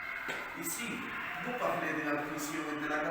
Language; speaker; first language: French; non-native, learner; Spanish